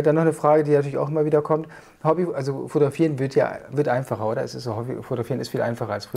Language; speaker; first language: German; native; German